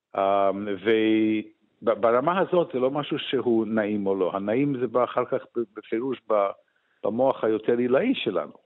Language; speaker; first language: Hebrew; non-native, fluent; English